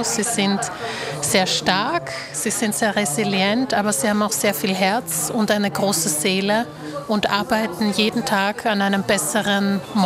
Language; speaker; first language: German; early bilingual, other home language; Slovak